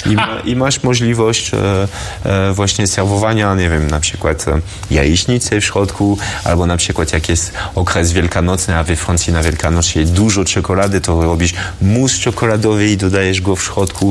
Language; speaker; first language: Polish; non-native, fluent; French